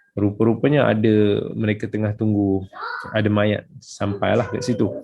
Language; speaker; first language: Malay; native; Malay